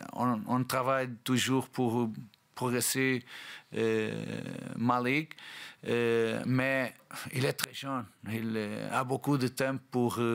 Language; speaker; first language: French; non-native, learner; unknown